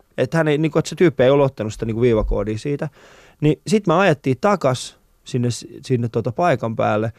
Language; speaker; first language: Finnish; early bilingual, other home language; Persian